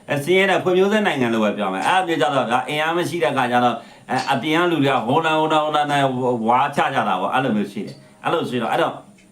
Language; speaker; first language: Burmese; native; Burmese